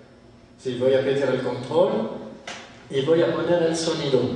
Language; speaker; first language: Spanish; non-native, fluent; French